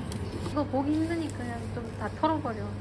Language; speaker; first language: Korean; native; Korean